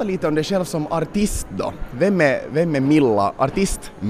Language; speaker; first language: Swedish; native; Swedish